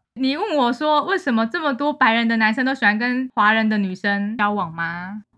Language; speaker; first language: Chinese; native; Chinese